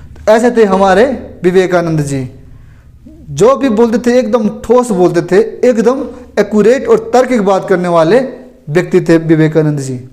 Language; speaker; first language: Hindi; native; Hindi